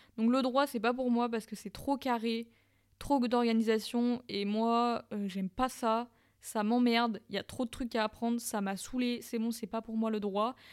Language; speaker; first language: French; native; French